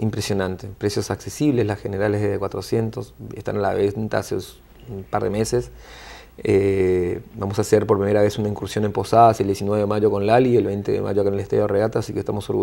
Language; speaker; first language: Spanish; native; Spanish